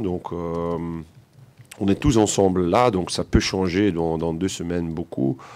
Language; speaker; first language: French; non-native, local second language; Dutch